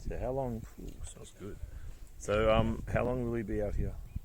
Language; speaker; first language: English; native; English